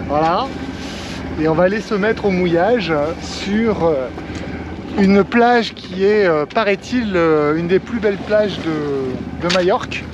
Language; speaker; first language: French; native; French